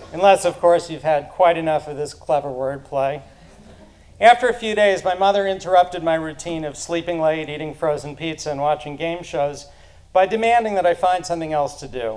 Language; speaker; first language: English; native; English